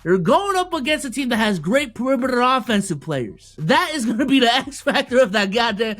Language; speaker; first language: English; native; English